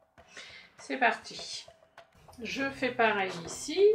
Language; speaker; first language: French; native; French